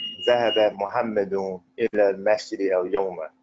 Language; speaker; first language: Arabic; non-native, learner; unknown